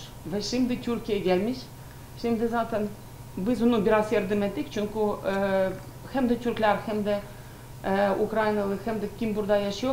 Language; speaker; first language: Turkish; non-native, learner; Ukrainian